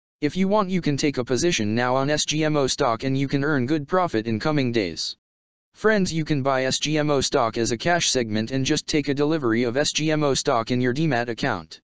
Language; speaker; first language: English; non-native, local second language; Hindi